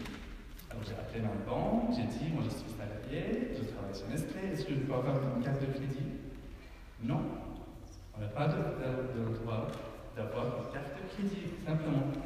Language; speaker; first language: French; non-native, fluent; Arabic